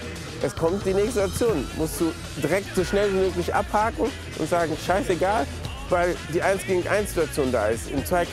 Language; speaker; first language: German; native; German